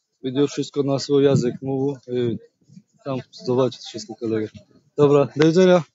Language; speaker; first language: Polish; non-native, learner; Tajik